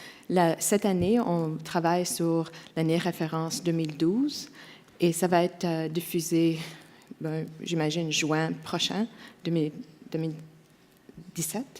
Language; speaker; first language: French; non-native, local second language; English